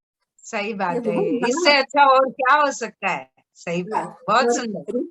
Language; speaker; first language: Hindi; native; Hindi